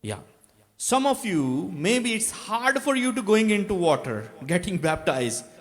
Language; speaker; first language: English; non-native, local second language; Urdu